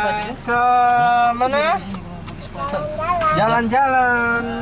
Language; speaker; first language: Indonesian; non-native, local second language; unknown